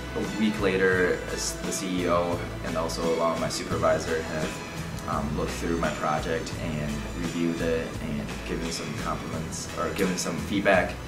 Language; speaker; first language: English; native; English